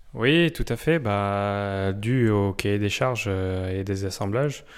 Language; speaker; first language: French; native; French